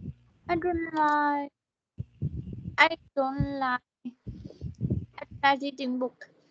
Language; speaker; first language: English; non-native, learner; Vietnamese